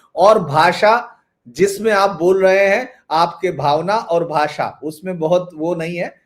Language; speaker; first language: Hindi; native; Hindi